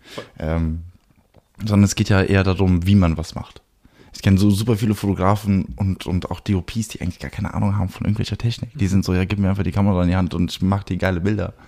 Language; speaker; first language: German; early bilingual, heritage; German